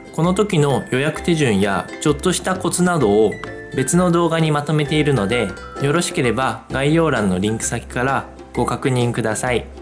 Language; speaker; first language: Japanese; native; Japanese